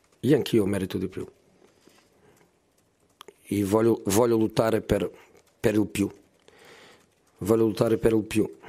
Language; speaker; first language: Italian; non-native, fluent; Portuguese